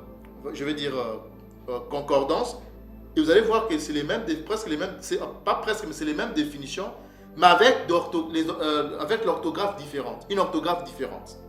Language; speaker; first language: French; non-native, local second language; Kongo